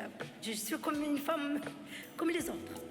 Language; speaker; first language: French; non-native, learner; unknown